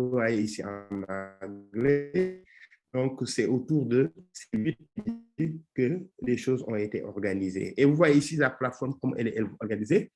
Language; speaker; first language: French; non-native, local second language; Wolof